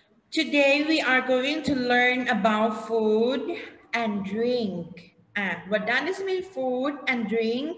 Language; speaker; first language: English; non-native, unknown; Thai